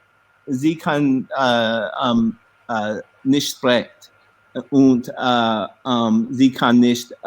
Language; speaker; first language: German; non-native, learner; English